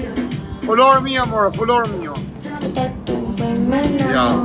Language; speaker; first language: Spanish; non-native, learner; Albanian